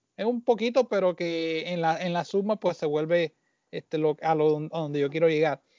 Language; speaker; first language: Spanish; native; Spanish